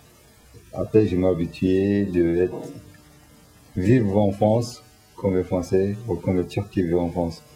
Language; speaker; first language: French; non-native, learner; Turkish